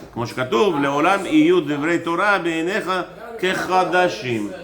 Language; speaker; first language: Hebrew; early bilingual, heritage; English